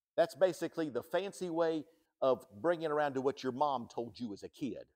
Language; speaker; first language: English; native; English